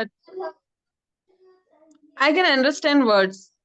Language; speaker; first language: English; non-native, learner; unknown